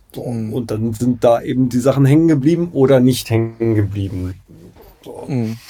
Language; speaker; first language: German; native; German